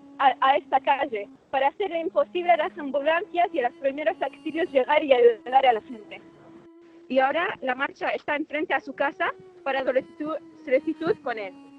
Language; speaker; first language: Spanish; non-native, fluent; Arabic